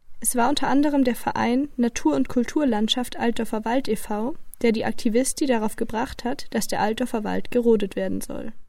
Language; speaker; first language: German; native; German